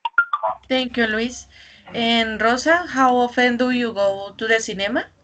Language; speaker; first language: English; non-native, learner; Spanish